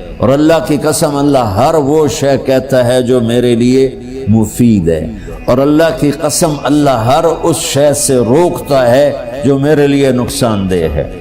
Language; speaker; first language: Urdu; non-native, local second language; Punjabi